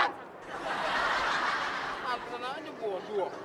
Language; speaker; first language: Indonesian; native; Indonesian